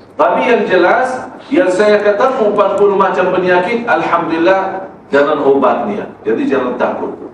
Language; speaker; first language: Malay; non-native, fluent; Arabic